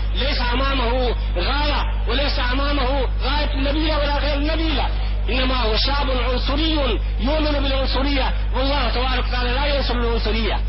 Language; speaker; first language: Arabic; non-native, fluent; Urdu